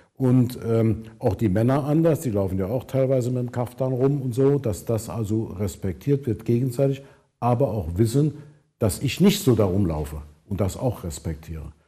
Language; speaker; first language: German; native; German